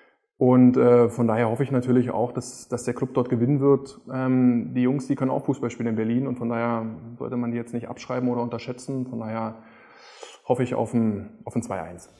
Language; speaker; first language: German; native; German